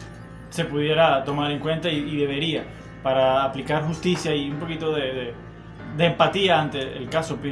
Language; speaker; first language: Spanish; native; Spanish